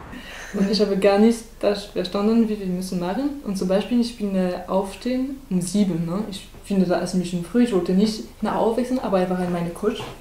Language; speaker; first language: German; non-native, learner; French